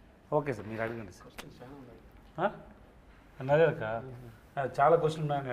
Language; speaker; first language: Telugu; non-native, learner; Tamil